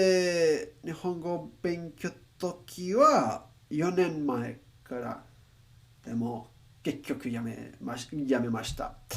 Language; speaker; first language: Japanese; non-native, learner; Spanish